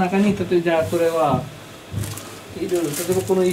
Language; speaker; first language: Japanese; non-native, learner; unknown